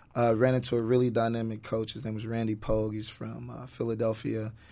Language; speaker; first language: English; native; English